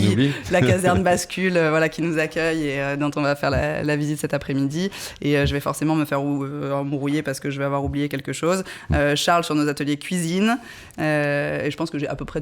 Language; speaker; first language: French; native; French